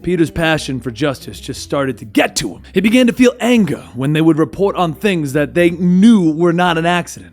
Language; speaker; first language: English; native; English